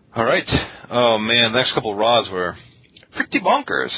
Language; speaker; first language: English; native; English